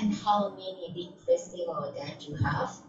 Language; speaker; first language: English; non-native, learner; Thai